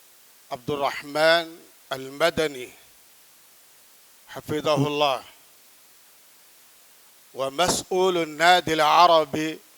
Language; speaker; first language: Arabic; non-native, fluent; Urdu